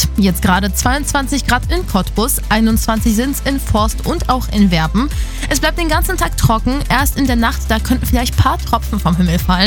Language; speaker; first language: German; native; German